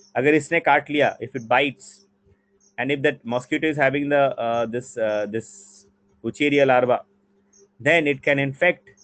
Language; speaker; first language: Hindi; non-native, local second language; Bangla